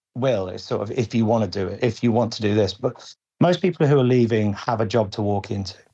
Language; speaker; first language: English; native; English